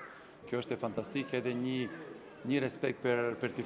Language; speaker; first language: Albanian; non-native, learner; Serbian